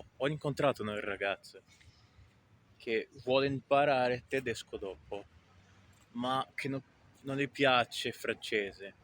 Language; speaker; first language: Italian; non-native, fluent; Portuguese